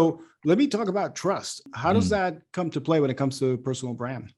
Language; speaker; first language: English; native; English